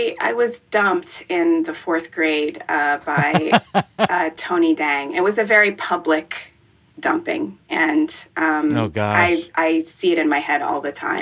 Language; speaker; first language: English; native; English